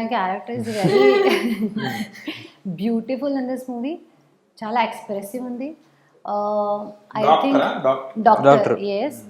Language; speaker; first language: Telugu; non-native, learner; Hindi